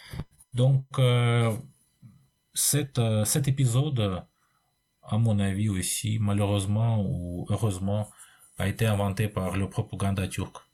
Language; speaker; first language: French; non-native, fluent; Russian